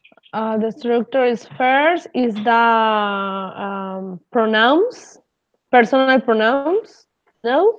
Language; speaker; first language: English; non-native, learner; Spanish